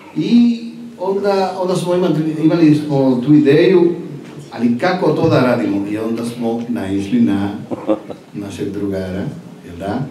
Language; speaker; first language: Serbian; non-native, fluent; Spanish